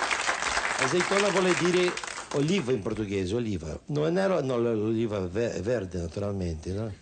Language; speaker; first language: Italian; non-native, fluent; Portuguese